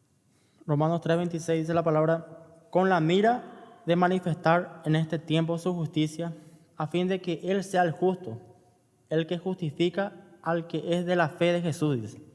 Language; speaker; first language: Spanish; native; Spanish